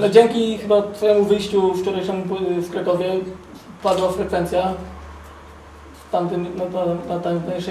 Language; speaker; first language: Polish; native; Polish